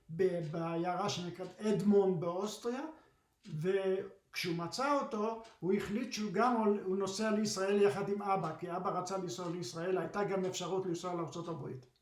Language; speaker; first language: Hebrew; early bilingual, other home language; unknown